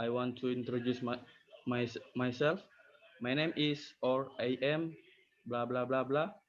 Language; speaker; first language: English; non-native, learner; Indonesian